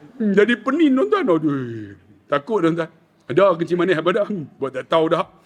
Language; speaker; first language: Malay; native; Malay